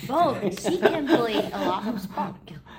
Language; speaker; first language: English; non-native, learner; Vietnamese